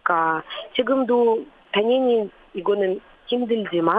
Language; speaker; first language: Korean; non-native, learner; Russian